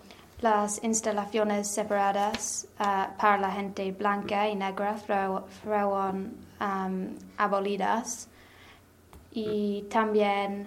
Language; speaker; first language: Spanish; non-native, learner; English